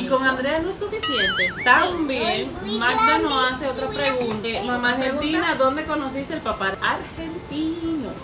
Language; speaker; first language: Spanish; native; Spanish